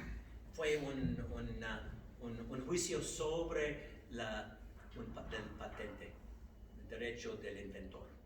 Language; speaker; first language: Spanish; non-native, fluent; English